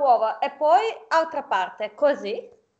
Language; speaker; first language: Italian; non-native, fluent; Serbian